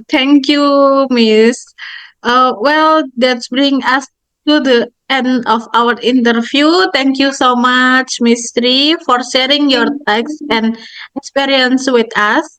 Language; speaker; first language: English; non-native, learner; Indonesian